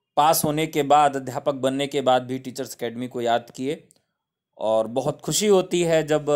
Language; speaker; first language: Hindi; native; Hindi